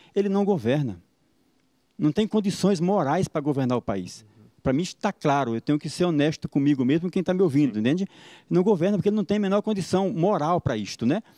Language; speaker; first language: Portuguese; native; Portuguese